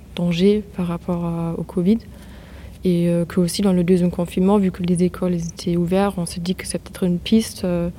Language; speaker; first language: French; non-native, fluent; German